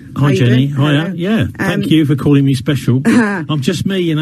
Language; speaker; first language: English; native; English